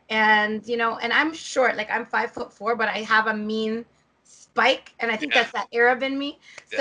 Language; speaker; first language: English; native; English